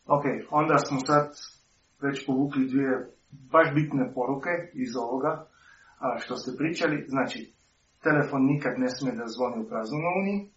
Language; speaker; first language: Croatian; early bilingual, heritage; Croatian